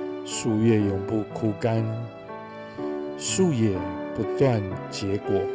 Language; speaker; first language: Chinese; native; Chinese